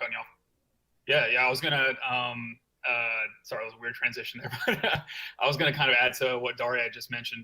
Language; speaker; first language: English; native; English